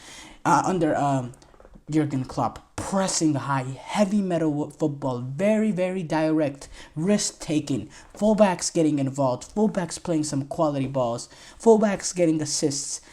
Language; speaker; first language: English; native; English